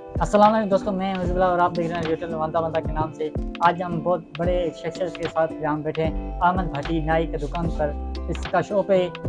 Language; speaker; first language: Urdu; non-native, local second language; Sindhi